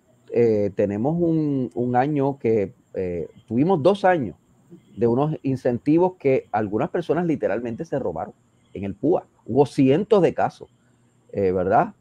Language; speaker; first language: Spanish; native; Spanish